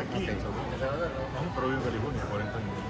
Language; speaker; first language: Spanish; native; Spanish